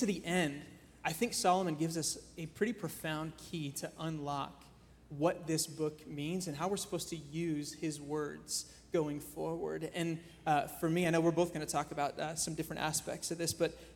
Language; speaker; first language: English; native; English